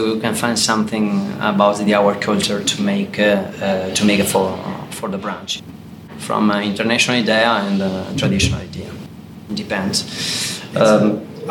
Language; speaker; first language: English; non-native, learner; Italian